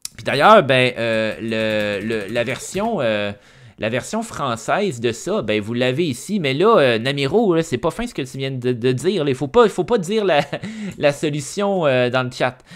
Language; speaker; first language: French; native; French